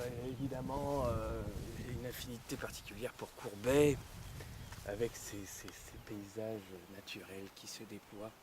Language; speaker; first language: French; non-native, fluent; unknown